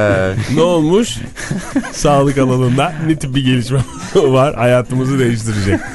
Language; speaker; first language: Turkish; native; Turkish